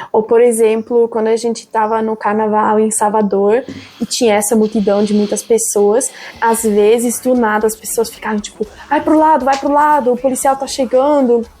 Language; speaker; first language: Portuguese; non-native, fluent; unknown